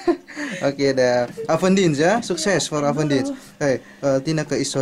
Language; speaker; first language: Dutch; non-native, learner; Indonesian